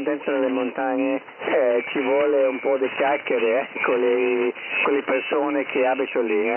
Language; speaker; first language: Italian; non-native, learner; English